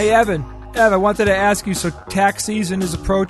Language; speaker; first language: English; native; English